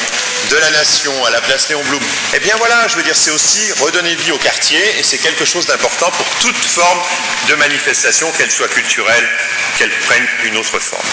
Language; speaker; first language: French; native; French